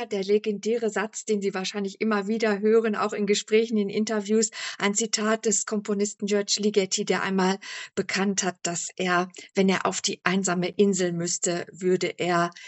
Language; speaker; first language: German; native; German